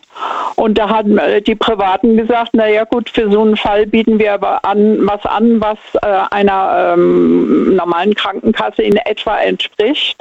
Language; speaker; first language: German; native; German